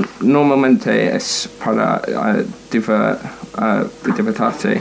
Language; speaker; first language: Spanish; non-native, learner; English